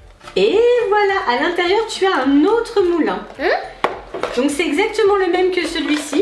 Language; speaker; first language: French; native; French